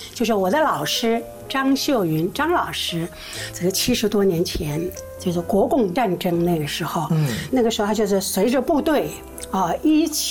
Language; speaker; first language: Chinese; non-native, local second language; Min Nan Chinese